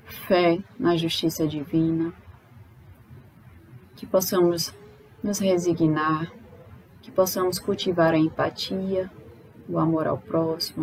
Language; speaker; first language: Portuguese; native; Portuguese